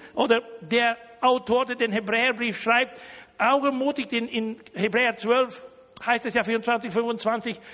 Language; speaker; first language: German; early bilingual, heritage; Romanian